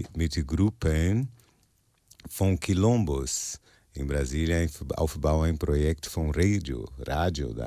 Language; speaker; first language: German; non-native, learner; Portuguese